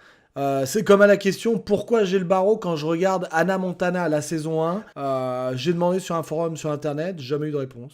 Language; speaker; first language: French; native; French